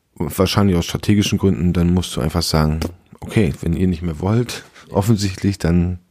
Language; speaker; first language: German; native; German